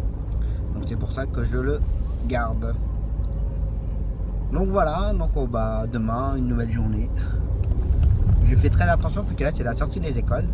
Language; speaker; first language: French; native; French